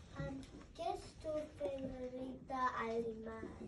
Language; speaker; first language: Spanish; non-native, learner; English